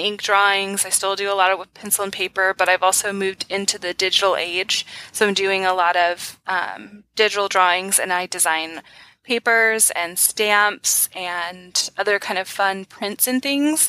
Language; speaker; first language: English; native; English